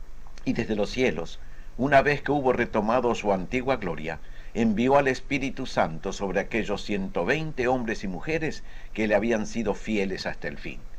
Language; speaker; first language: Spanish; native; Spanish